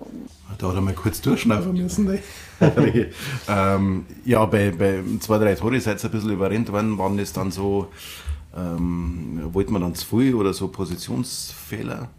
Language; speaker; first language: German; native; German